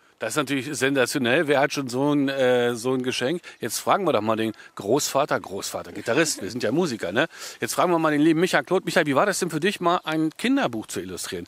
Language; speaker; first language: German; native; German